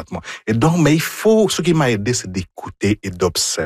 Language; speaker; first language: French; non-native, fluent; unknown